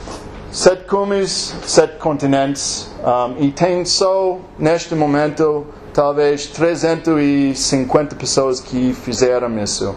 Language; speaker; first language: Portuguese; non-native, learner; English